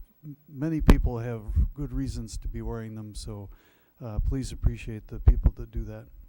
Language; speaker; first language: English; native; English